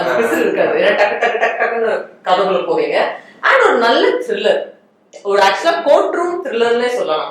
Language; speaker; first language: Tamil; native; Tamil